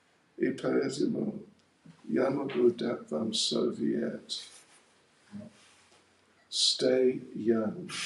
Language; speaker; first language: Russian; non-native, learner; English